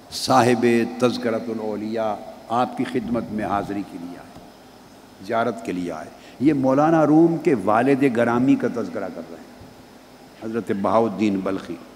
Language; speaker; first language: Urdu; non-native, local second language; Punjabi